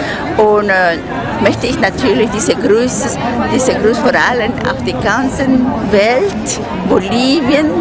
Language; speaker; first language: German; non-native, fluent; Spanish